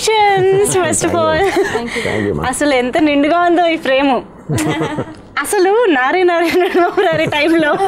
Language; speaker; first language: Telugu; native; Telugu